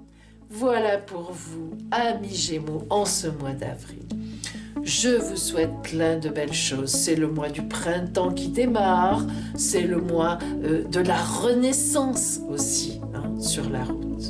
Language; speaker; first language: French; native; French